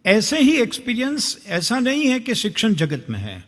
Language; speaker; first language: Hindi; non-native, local second language; Gujarati